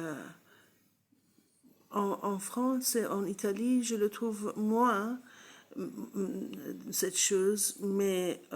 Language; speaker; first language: French; non-native, learner; English